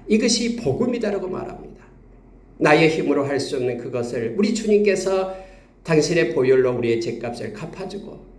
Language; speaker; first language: Korean; native; Korean